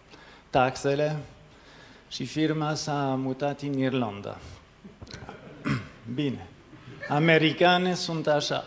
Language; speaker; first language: Romanian; non-native, fluent; French